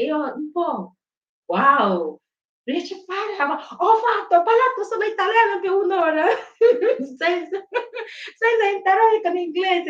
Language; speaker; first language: Italian; non-native, learner; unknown